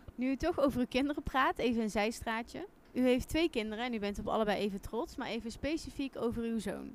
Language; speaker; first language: Dutch; native; Dutch